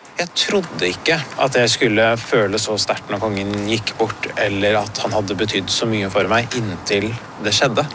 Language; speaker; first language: Norwegian; early bilingual, other home language; Persian